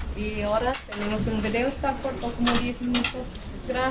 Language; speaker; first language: Spanish; non-native, fluent; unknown